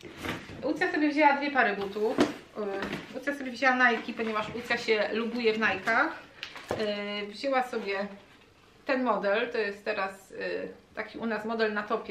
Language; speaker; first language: Polish; native; Polish